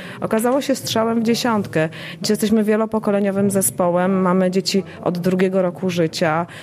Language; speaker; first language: Polish; native; Polish